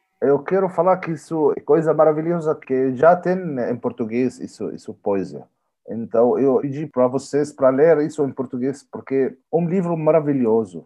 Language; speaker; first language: Portuguese; non-native, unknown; Arabic